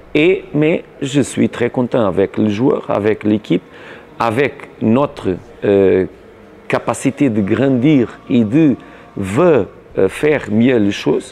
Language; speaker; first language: French; non-native, learner; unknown